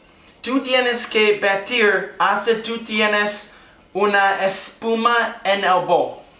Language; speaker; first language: Spanish; non-native, learner; English